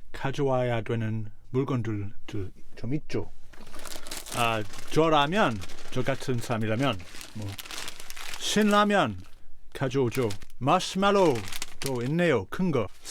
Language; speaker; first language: Korean; non-native, fluent; English